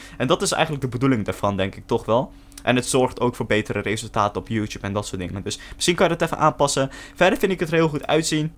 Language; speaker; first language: Dutch; early bilingual, other home language; Turkish